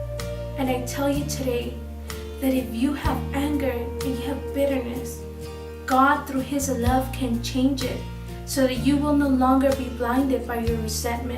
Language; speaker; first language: English; early bilingual, other home language; Spanish